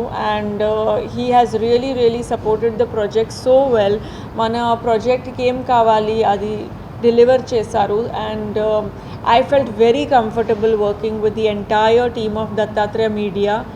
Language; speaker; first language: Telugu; non-native, fluent; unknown